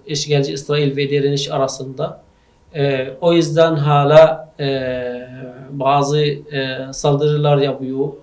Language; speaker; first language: Turkish; non-native, learner; Arabic